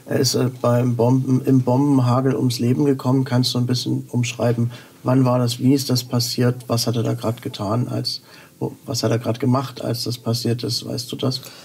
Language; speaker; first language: German; native; German